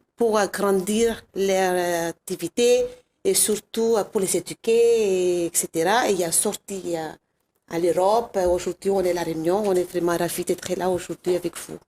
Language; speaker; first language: French; non-native, local second language; Malagasy